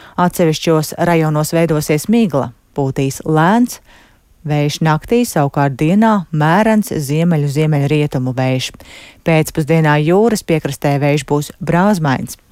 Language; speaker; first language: Latvian; native; Latvian